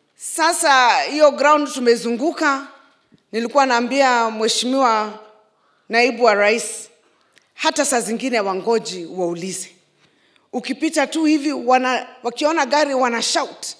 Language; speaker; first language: Swahili; non-native, local second language; Kikuyu